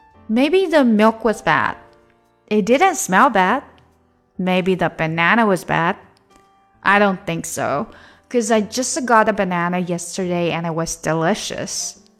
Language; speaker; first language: English; non-native, fluent; Chinese